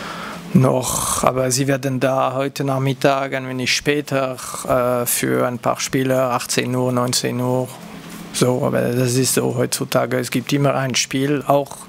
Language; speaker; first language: German; non-native, local second language; French